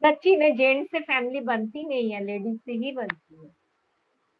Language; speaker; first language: Hindi; native; Hindi